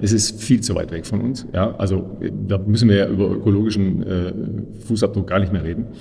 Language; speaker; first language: German; native; German